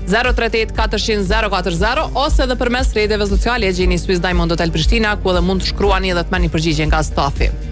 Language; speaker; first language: Albanian; native; Albanian